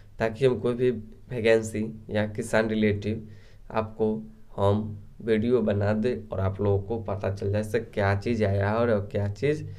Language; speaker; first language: Hindi; native; Hindi